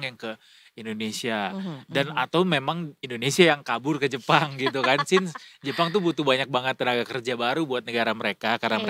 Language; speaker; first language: Indonesian; native; Indonesian